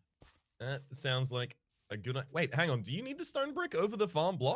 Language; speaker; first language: English; native; English